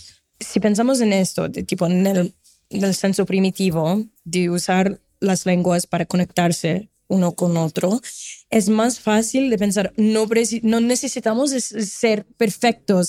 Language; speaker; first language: Spanish; non-native, fluent; Portuguese